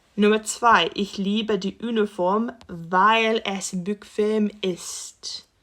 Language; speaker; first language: German; non-native, fluent; English